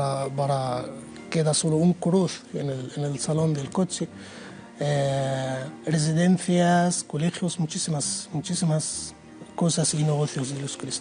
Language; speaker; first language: Spanish; non-native, learner; Arabic